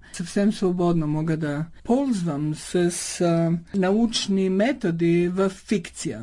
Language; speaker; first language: Bulgarian; early bilingual, heritage; Croatian